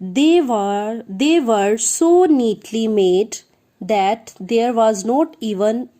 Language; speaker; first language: English; non-native, local second language; Punjabi